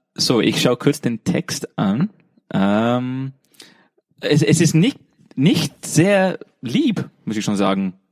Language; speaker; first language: German; non-native, fluent; English